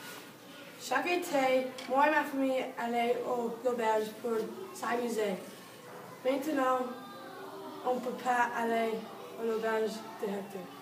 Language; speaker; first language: French; non-native, learner; English